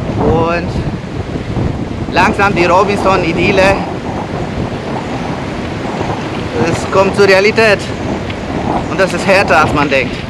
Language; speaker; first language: German; non-native, fluent; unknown